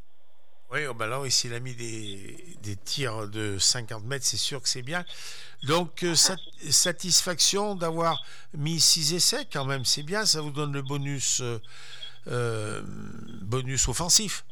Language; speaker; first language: French; native; French